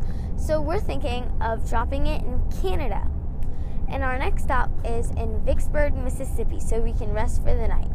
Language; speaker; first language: English; native; English